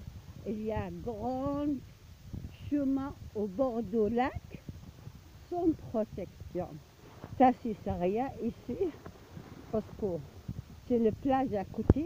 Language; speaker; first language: French; non-native, learner; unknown